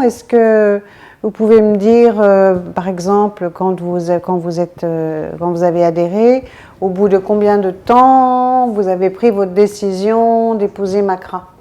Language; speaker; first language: French; native; French